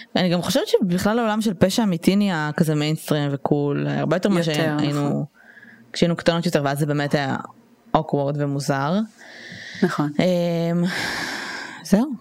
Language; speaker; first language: Hebrew; non-native, local second language; Russian